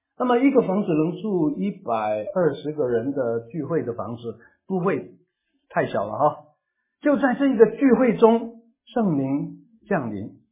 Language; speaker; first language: Chinese; non-native, local second language; Cantonese